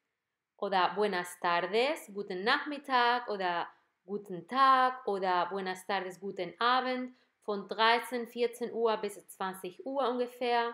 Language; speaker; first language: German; non-native, fluent; Spanish